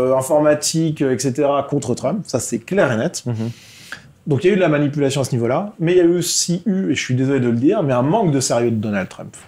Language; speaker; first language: French; native; French